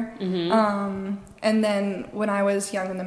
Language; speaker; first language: English; native; English